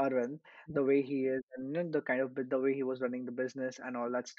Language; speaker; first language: English; non-native, local second language; Hindi